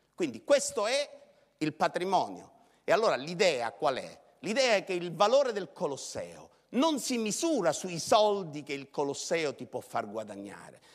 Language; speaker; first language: Italian; native; Italian